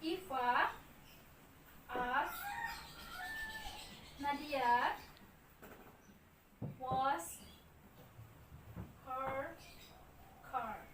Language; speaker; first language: English; non-native, learner; Indonesian